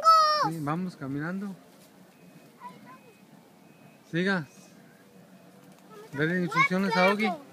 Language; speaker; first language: Spanish; native; Spanish